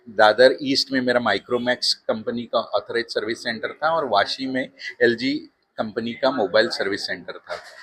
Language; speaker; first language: Hindi; non-native, local second language; Marathi